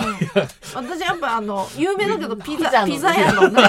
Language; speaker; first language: Japanese; native; Japanese